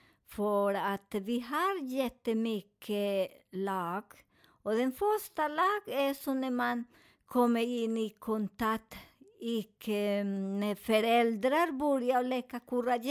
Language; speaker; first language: Swedish; non-native, learner; Spanish